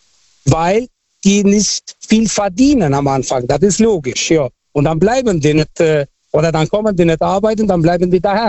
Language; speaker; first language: German; non-native, fluent; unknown